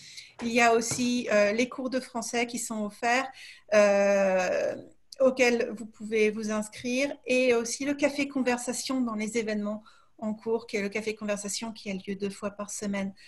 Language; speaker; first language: French; native; French